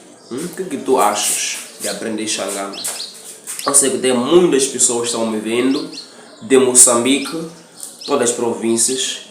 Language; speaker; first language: Portuguese; non-native, local second language; Tsonga